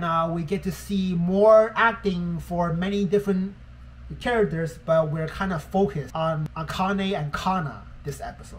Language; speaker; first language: English; non-native, fluent; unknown